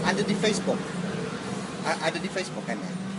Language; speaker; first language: Indonesian; non-native, learner; English